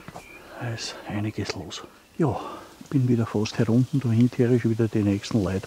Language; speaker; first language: German; native; German